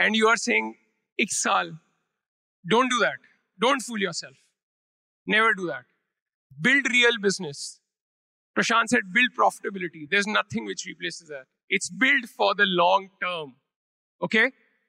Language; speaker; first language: English; non-native, local second language; Punjabi